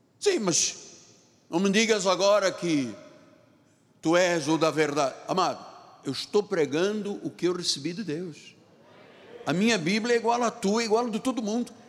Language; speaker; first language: Portuguese; non-native, local second language; Tsonga